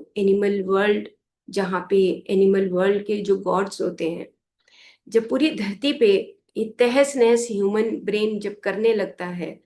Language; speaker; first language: Hindi; native; Hindi